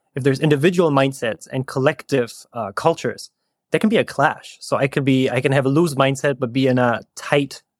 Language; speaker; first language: English; non-native, fluent; German